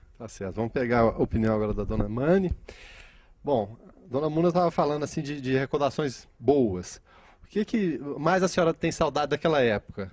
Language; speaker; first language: Portuguese; native; Portuguese